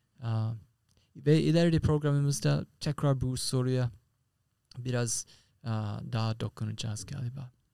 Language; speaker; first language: Turkish; non-native, fluent; English